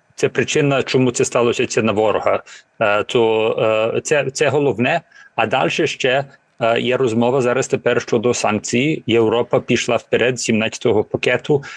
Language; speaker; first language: Ukrainian; early bilingual, heritage; Ukrainian